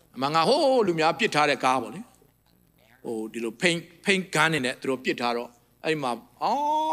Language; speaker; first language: Burmese; non-native, local second language; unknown